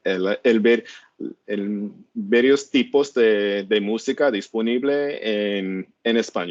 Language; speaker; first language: Spanish; non-native, learner; English